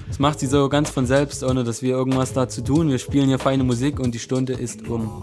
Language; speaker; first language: German; native; German